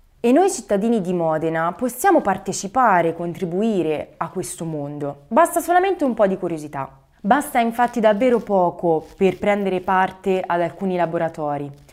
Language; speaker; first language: Italian; native; Italian